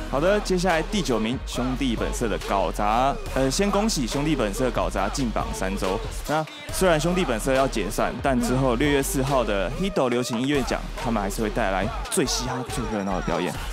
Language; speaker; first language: Chinese; native; Chinese